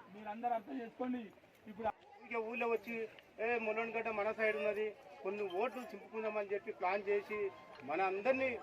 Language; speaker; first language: Telugu; native; Telugu